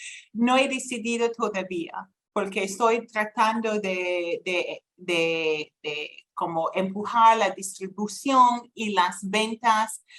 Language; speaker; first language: Spanish; non-native, fluent; English